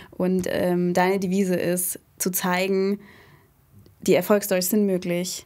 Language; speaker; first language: German; native; German